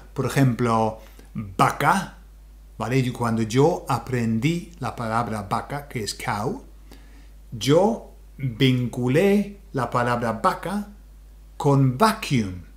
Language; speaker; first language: Spanish; non-native, fluent; English